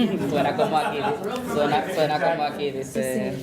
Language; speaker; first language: Spanish; early bilingual, heritage; Spanish